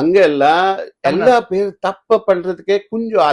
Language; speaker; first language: Tamil; non-native, fluent; Hindi